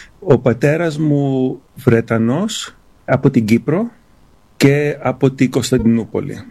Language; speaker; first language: Greek; early bilingual, other home language; German